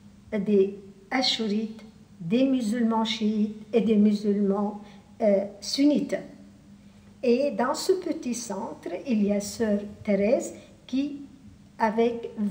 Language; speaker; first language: French; non-native, local second language; Arabic